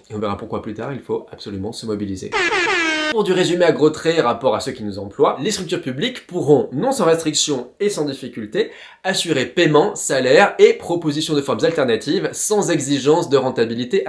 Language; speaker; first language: French; native; French